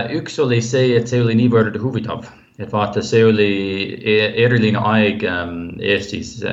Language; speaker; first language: Estonian; non-native, fluent; English